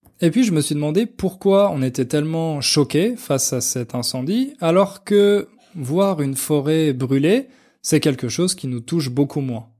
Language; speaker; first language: French; native; French